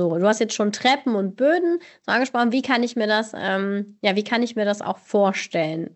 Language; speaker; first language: German; native; German